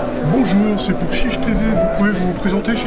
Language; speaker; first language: French; native; French